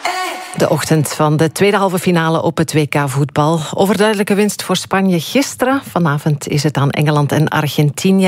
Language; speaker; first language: Dutch; native; Dutch